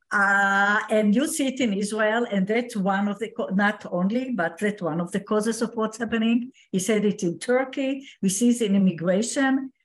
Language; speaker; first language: English; non-native, fluent; Hebrew